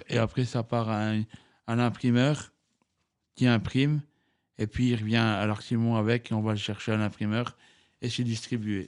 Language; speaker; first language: French; native; French